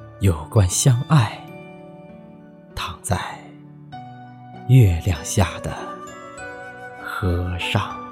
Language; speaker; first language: Chinese; native; Chinese